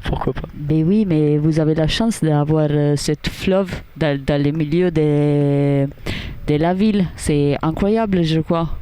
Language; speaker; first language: French; non-native, learner; Italian